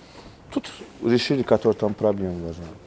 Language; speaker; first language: Russian; non-native, local second language; Azerbaijani